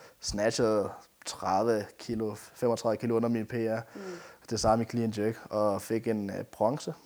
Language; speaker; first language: Danish; early bilingual, other home language; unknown